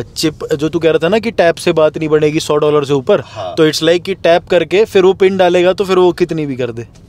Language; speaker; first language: Hindi; native; Hindi